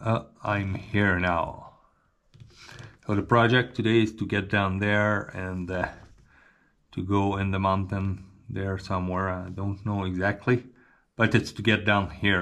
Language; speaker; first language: English; non-native, learner; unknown